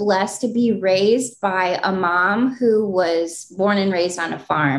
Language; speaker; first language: English; native; English